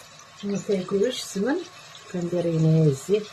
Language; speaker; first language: Arabic; native; Arabic